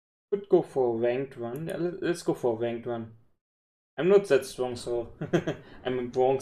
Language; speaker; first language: English; non-native, fluent; German